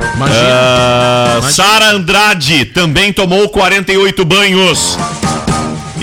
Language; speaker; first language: Portuguese; native; Portuguese